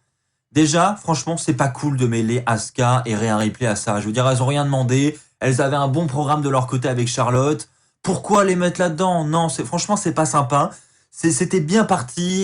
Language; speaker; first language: French; native; French